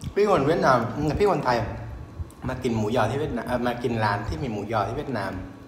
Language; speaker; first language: Thai; non-native, fluent; Vietnamese